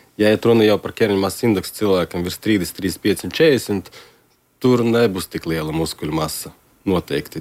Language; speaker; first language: Latvian; non-native, local second language; Russian